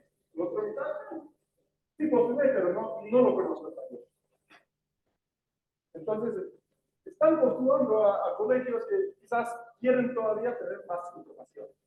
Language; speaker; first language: Spanish; non-native, fluent; English